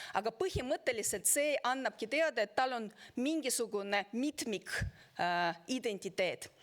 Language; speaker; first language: Estonian; non-native, local second language; Russian